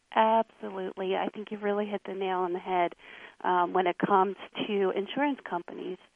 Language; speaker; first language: English; native; English